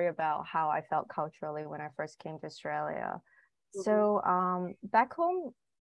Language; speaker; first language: English; non-native, local second language; Chinese